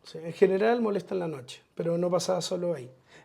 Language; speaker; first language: Spanish; native; Spanish